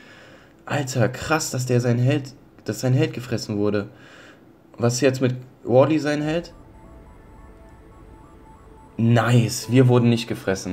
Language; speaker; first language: German; native; German